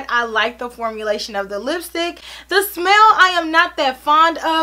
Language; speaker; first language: English; native; English